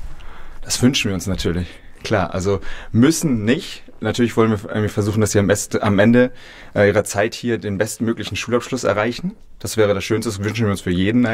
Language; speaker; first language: German; native; German